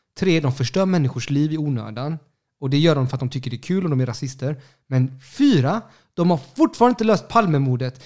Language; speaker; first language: Swedish; early bilingual, other home language; Spanish